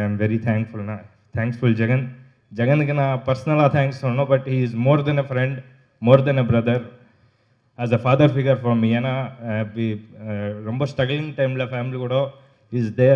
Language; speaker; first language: Tamil; non-native, local second language; Kannada